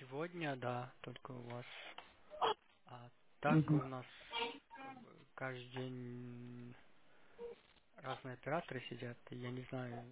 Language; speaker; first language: Russian; native; Russian